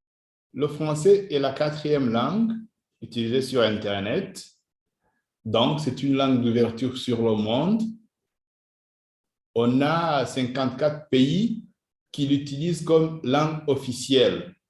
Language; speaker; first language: French; non-native, local second language; Kinyarwanda